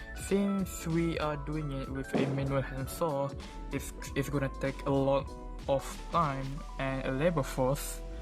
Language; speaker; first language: English; non-native, local second language; Malay